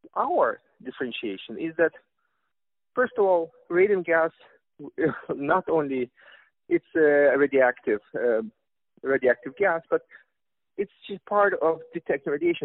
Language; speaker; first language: English; non-native, fluent; Russian